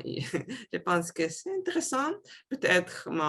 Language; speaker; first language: French; non-native, learner; Russian